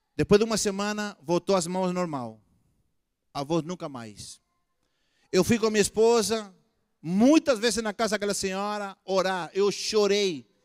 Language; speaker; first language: Portuguese; non-native, fluent; Spanish